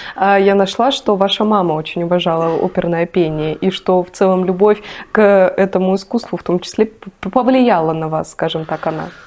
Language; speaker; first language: Russian; native; Russian